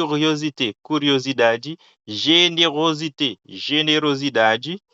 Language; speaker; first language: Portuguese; non-native, fluent; Haitian Creole